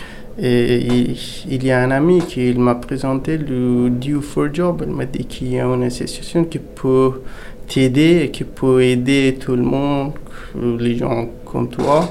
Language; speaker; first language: French; non-native, learner; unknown